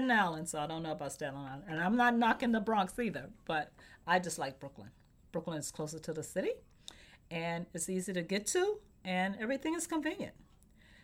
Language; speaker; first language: English; native; English